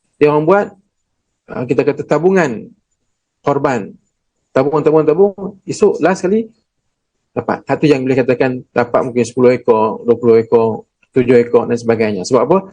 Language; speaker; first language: Malay; native; Malay